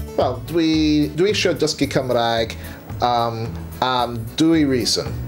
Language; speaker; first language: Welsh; non-native, learner; English